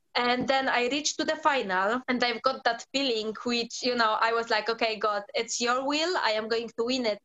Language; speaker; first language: English; non-native, learner; Polish